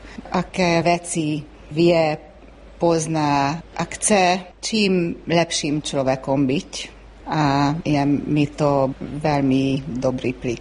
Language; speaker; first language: Slovak; early bilingual, heritage; Slovak